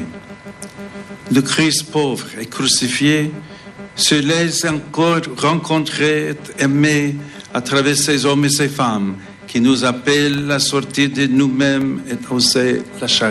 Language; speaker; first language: French; non-native, fluent; English